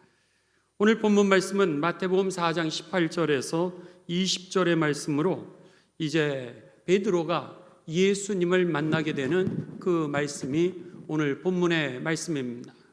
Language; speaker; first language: Korean; native; Korean